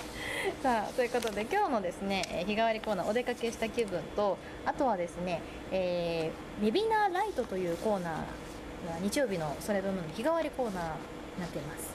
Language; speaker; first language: Japanese; native; Japanese